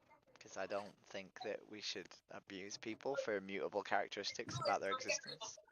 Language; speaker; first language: English; native; English